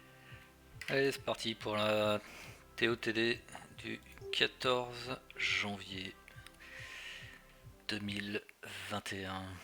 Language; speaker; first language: French; native; French